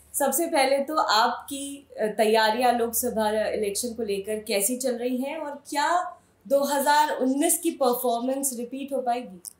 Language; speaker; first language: Hindi; native; Hindi